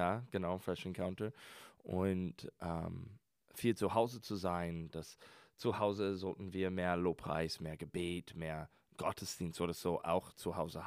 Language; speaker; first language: German; non-native, learner; English